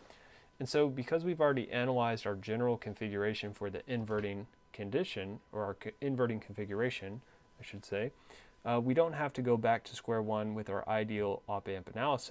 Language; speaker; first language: English; native; English